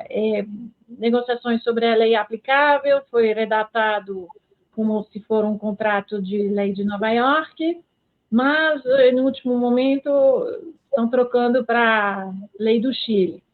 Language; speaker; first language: Portuguese; non-native, fluent; French